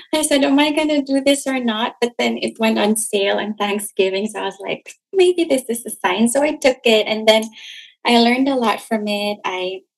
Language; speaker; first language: English; non-native, local second language; Cebuano